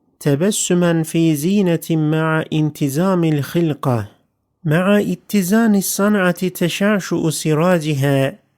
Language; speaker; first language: Arabic; non-native, fluent; Turkish